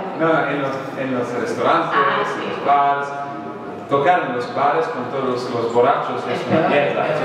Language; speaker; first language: Spanish; non-native, fluent; English